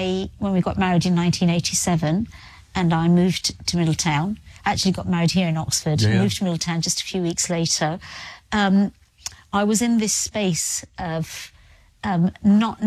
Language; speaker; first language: English; native; English